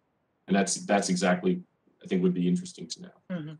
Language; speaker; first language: English; native; English